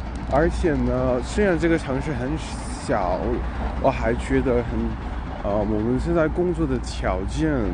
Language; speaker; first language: Chinese; non-native, fluent; English